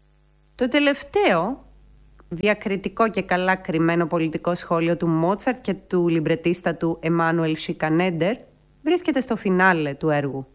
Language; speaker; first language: Greek; native; Greek